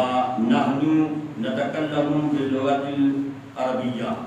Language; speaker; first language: Arabic; non-native, learner; Urdu